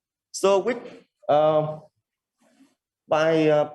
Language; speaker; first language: English; non-native, learner; Vietnamese